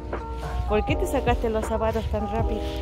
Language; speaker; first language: Spanish; native; Spanish